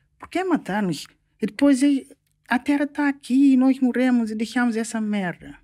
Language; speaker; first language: Portuguese; non-native, local second language; Upper Guinea Crioulo